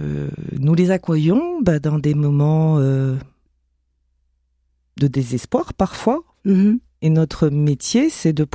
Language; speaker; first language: French; non-native, local second language; Somali